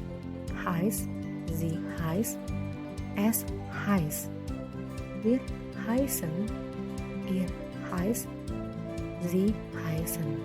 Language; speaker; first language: German; non-native, fluent; Indonesian